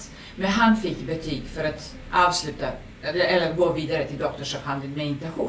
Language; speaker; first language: Swedish; non-native, fluent; Serbian